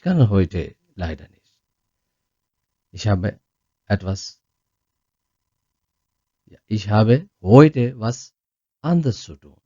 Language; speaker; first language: German; non-native, learner; Urdu